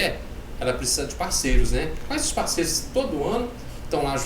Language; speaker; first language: Portuguese; native; Portuguese